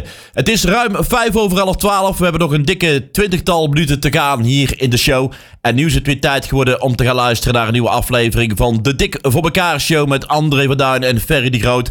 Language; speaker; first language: Dutch; native; Dutch